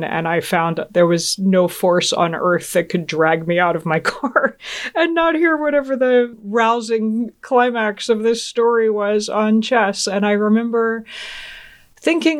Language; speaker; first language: English; native; English